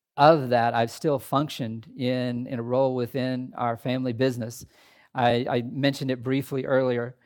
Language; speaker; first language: English; native; English